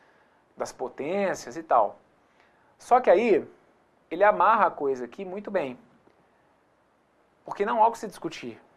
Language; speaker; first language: Portuguese; native; Portuguese